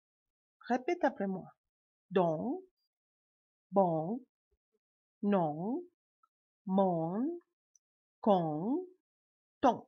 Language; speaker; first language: French; non-native, fluent; Spanish